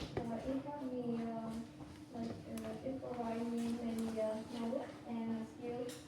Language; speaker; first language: English; non-native, learner; Vietnamese